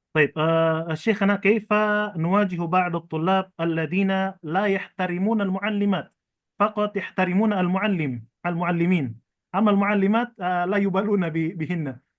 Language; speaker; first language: Arabic; non-native, fluent; Indonesian